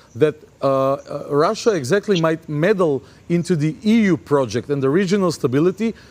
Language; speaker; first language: English; non-native, fluent; Macedonian